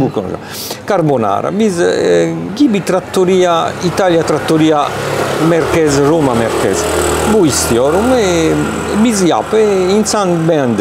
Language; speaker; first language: Turkish; non-native, learner; Italian